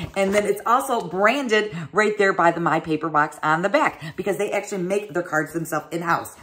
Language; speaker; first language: English; native; English